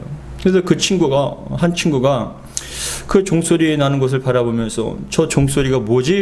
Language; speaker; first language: Korean; native; Korean